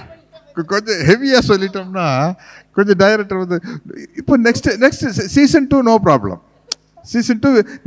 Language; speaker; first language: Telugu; non-native, learner; Tamil